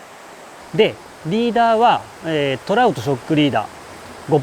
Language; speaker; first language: Japanese; native; Japanese